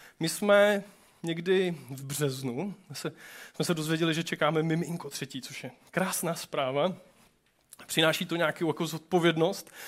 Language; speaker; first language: Czech; native; Czech